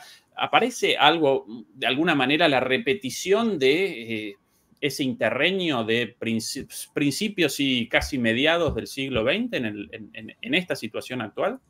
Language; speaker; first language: Spanish; native; Spanish